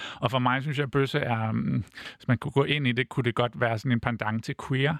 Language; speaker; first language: Danish; native; Danish